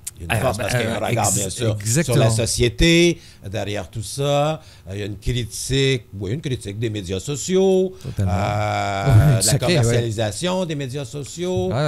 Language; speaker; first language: French; native; French